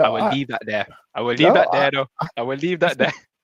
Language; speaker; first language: English; native; English